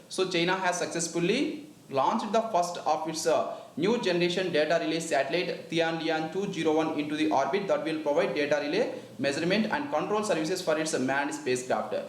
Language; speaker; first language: English; non-native, local second language; Telugu